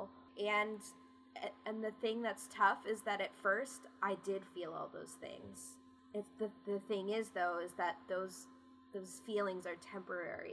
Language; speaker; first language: English; native; English